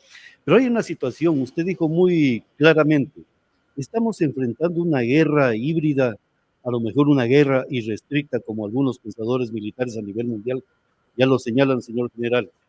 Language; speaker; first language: Spanish; native; Spanish